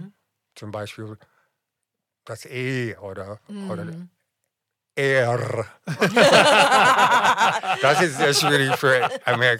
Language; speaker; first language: German; non-native, fluent; English